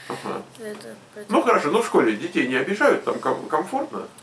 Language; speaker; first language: Russian; native; Russian